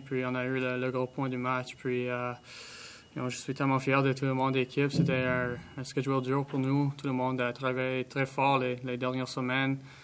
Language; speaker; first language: French; non-native, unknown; English